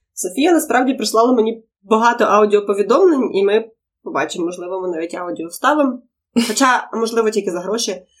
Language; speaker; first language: Ukrainian; non-native, local second language; Russian